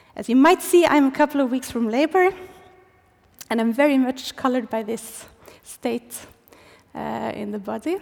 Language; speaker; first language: English; non-native, fluent; Norwegian